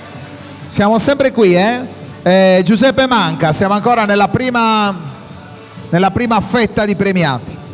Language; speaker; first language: Italian; native; Italian